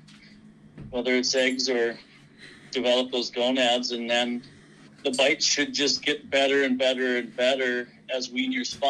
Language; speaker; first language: English; native; English